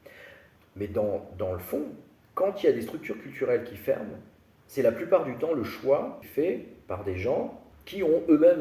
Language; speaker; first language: French; native; French